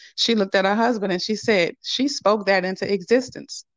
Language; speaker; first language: English; native; English